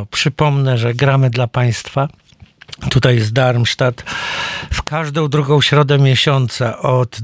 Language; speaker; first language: Polish; native; Polish